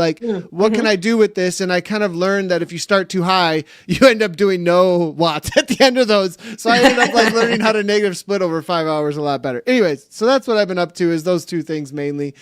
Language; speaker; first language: English; native; English